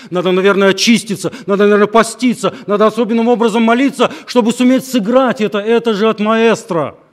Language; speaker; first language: Russian; native; Russian